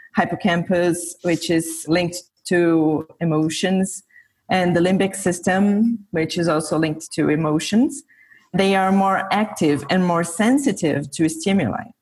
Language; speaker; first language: English; non-native, fluent; Portuguese